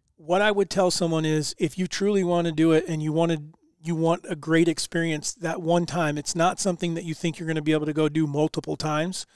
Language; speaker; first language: English; native; English